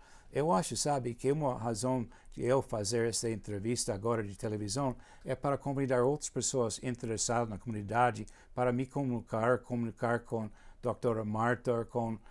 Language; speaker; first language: Portuguese; non-native, fluent; English